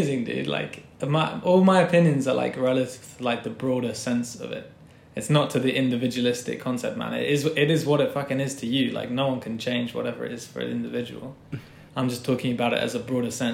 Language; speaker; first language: English; native; English